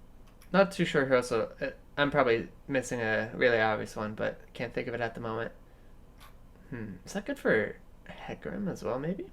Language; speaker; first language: English; native; English